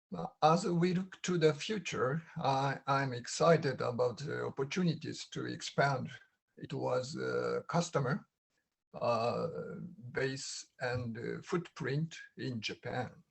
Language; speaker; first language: English; non-native, learner; Japanese